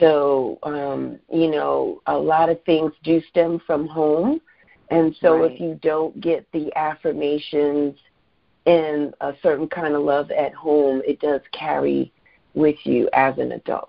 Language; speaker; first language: English; native; English